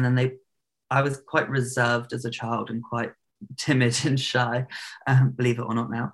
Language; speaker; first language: English; native; English